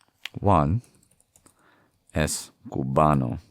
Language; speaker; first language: Spanish; non-native, learner; English